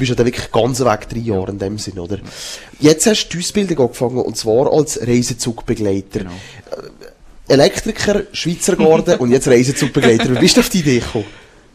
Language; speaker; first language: German; native; German